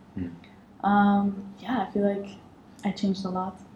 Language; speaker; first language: English; non-native, fluent; Arabic